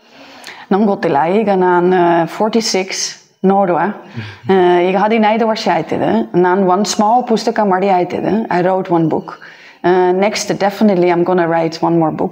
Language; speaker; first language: Kannada; non-native, learner; Dutch